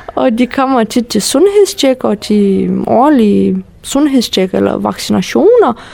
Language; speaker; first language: Danish; non-native, fluent; Romanian